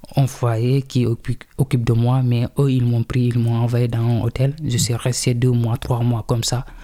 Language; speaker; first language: French; non-native, local second language; Wolof